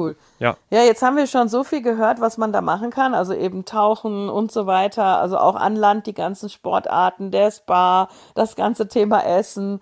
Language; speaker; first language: German; native; German